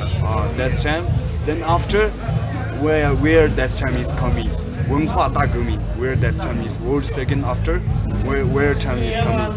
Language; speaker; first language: English; non-native, learner; Tibetan